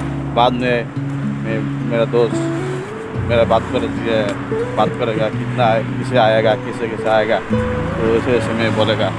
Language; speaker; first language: Hindi; non-native, learner; Nepali